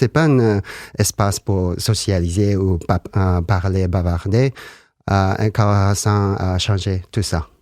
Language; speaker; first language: French; non-native, learner; Japanese